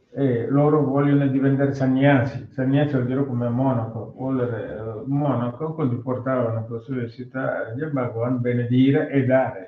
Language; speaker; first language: Italian; non-native, learner; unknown